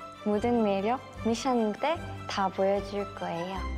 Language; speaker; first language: Korean; non-native, fluent; Thai